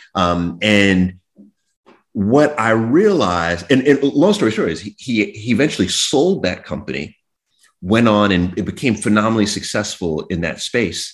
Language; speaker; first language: English; native; English